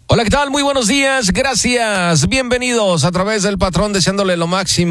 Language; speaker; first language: Spanish; native; Spanish